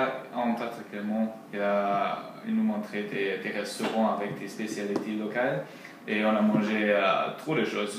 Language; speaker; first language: French; non-native, learner; English